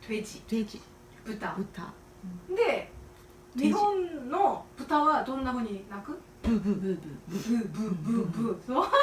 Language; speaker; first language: Japanese; non-native, fluent; Korean